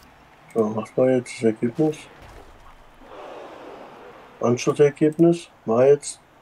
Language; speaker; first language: German; native; German